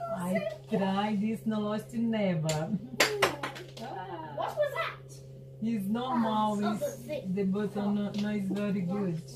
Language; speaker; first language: English; non-native, learner; Portuguese